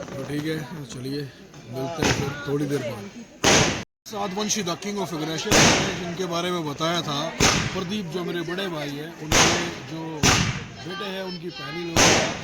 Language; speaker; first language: Hindi; native; Hindi